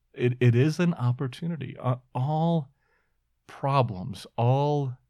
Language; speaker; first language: English; native; English